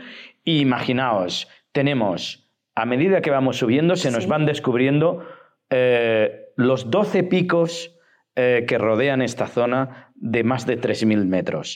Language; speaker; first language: Spanish; native; Spanish